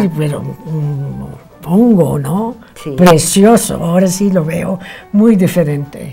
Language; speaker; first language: Spanish; non-native, fluent; English